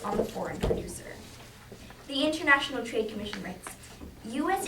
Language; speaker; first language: English; native; English